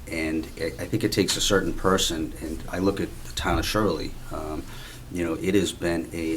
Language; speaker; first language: English; native; English